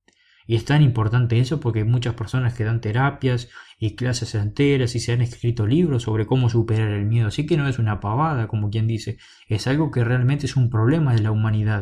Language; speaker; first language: Spanish; native; Spanish